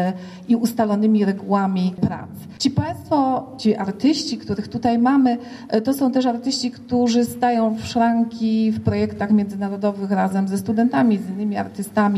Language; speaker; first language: Polish; native; Polish